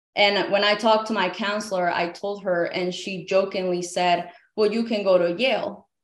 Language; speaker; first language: English; early bilingual, other home language; Spanish